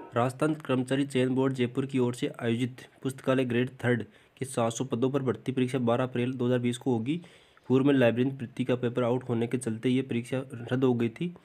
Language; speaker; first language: Hindi; native; Hindi